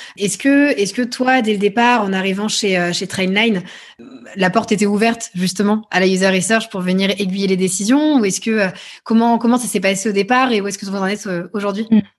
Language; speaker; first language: French; native; French